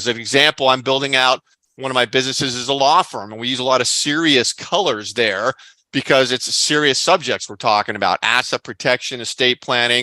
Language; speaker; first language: English; native; English